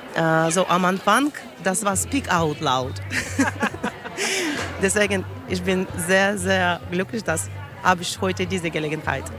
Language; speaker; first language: German; non-native, learner; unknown